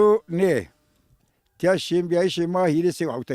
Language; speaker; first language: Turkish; non-native, local second language; Zaza